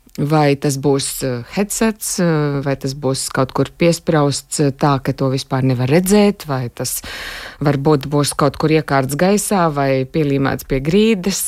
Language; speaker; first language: Latvian; native; Latvian